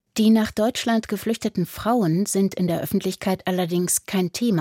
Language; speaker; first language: German; native; German